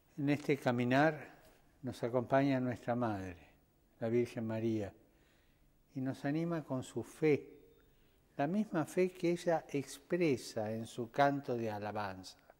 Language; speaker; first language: Spanish; native; Spanish